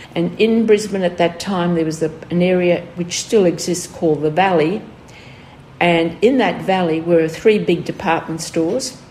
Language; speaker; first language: English; early bilingual, other home language; Greek